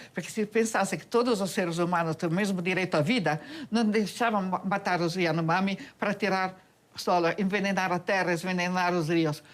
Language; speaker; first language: Portuguese; non-native, fluent; Italian